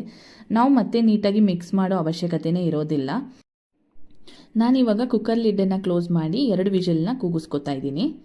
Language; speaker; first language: Kannada; native; Kannada